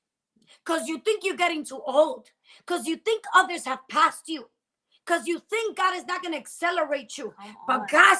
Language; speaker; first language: English; native; English